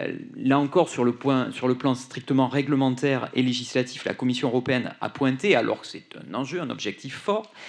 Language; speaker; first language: French; native; French